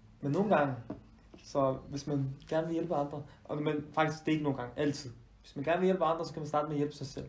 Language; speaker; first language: Danish; early bilingual, other home language; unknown